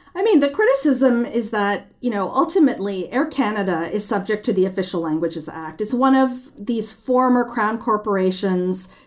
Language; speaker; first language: English; early bilingual, other home language; French